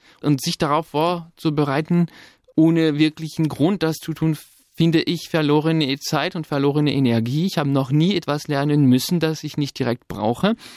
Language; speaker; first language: German; non-native, fluent; French